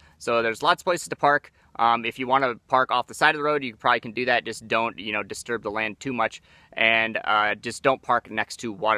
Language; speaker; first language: English; native; English